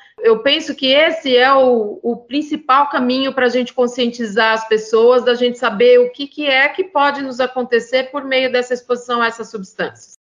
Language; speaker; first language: Portuguese; native; Portuguese